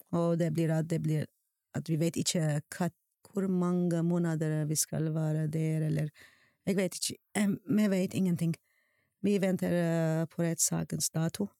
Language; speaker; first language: Norwegian; non-native, fluent; Armenian